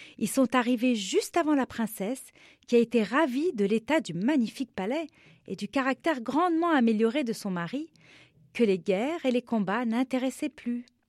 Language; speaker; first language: French; non-native, local second language; Arabic